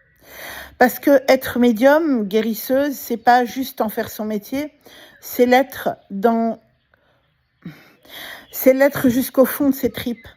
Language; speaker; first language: French; native; French